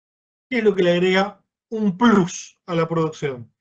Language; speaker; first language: Spanish; native; Spanish